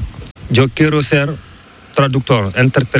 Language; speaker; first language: Spanish; non-native, learner; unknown